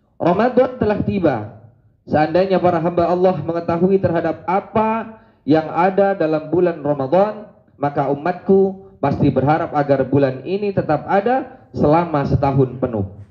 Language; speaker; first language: Indonesian; native; Indonesian